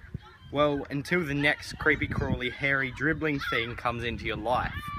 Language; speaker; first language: English; native; English